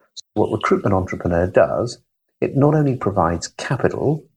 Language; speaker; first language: English; native; English